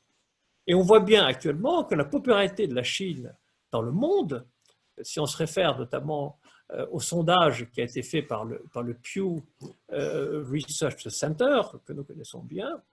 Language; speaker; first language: French; native; French